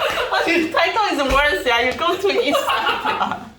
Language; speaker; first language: English; non-native, fluent; Chinese